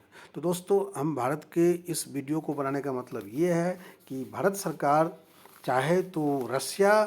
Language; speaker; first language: Hindi; native; Hindi